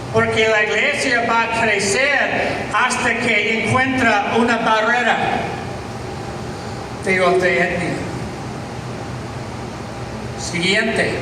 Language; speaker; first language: Spanish; non-native, fluent; English